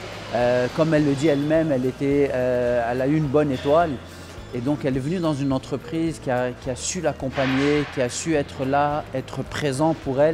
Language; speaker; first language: French; native; French